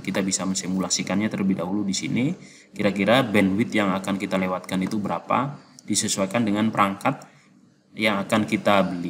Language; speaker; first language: Indonesian; native; Indonesian